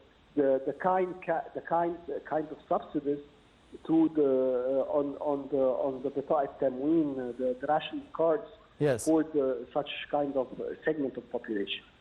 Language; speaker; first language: English; non-native, fluent; Arabic